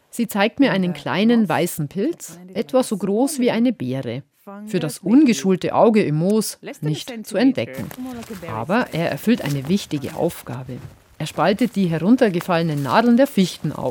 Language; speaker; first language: German; native; German